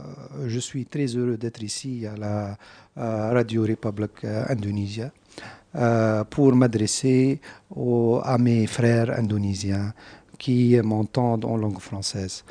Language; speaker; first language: French; non-native, local second language; Arabic